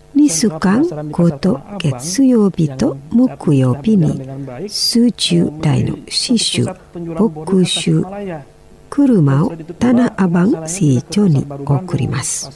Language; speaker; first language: Japanese; non-native, fluent; Indonesian